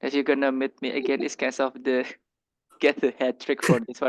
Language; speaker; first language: English; non-native, learner; Indonesian